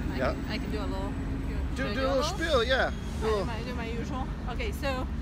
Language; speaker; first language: English; non-native, fluent; Serbian